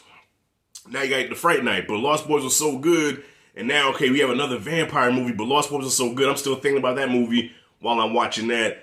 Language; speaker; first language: English; native; English